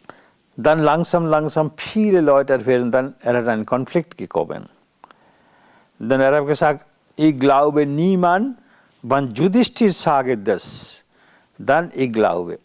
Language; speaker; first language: German; non-native, learner; Bangla